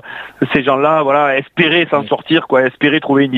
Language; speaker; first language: French; native; French